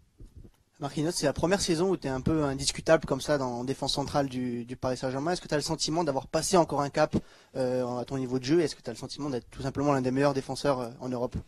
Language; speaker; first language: French; native; French